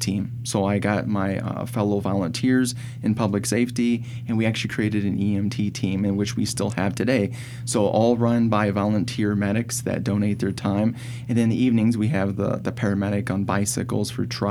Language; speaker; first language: English; native; English